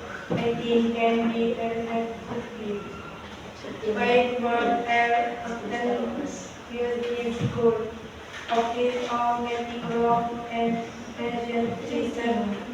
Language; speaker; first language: English; non-native, learner; Indonesian